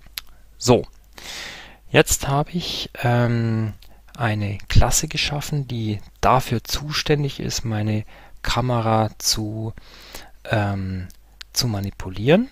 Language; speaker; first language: German; native; German